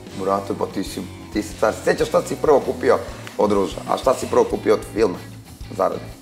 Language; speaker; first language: Serbian; native; Serbian